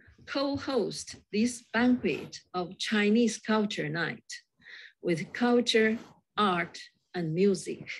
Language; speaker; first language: English; non-native, fluent; Chinese